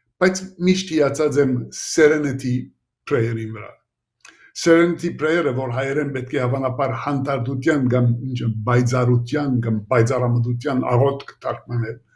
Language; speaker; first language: Armenian; early bilingual, heritage; Armenian